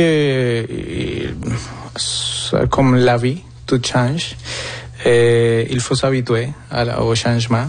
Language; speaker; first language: French; non-native, fluent; Spanish